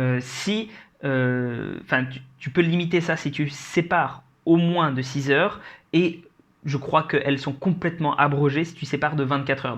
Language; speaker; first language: French; native; French